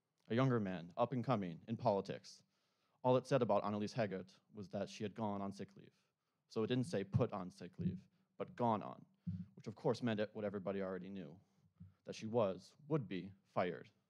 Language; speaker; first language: English; native; English